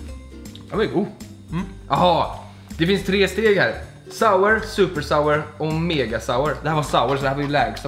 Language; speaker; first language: Swedish; native; Swedish